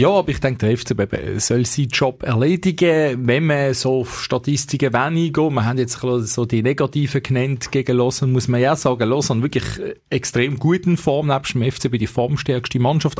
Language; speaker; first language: German; native; German